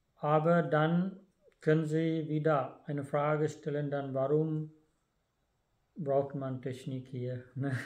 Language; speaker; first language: German; non-native, fluent; Sinhala